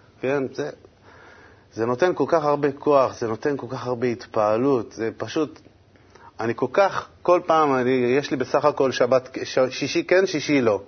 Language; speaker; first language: Hebrew; native; Hebrew